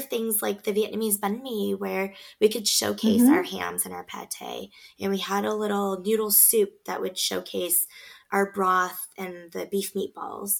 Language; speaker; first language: English; native; English